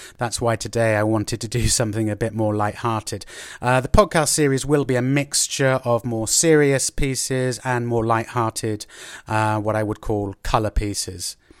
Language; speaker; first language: English; native; English